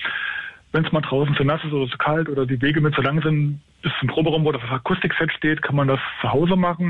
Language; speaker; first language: German; native; German